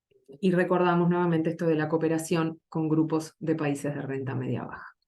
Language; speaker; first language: Spanish; native; Spanish